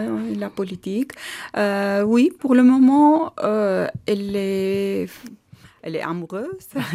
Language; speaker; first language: French; non-native, learner; Armenian